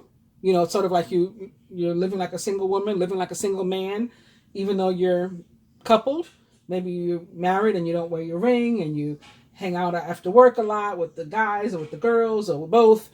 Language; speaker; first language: English; native; English